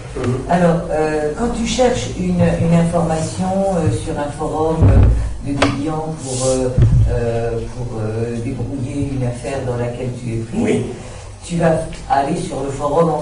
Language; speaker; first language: French; native; French